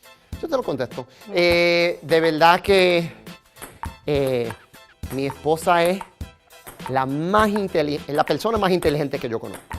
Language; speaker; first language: Spanish; early bilingual, heritage; Spanish